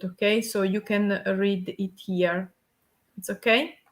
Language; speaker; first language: English; non-native, learner; Italian